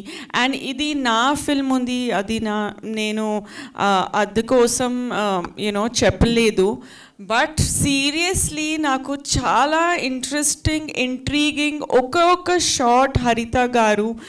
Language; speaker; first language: Telugu; non-native, fluent; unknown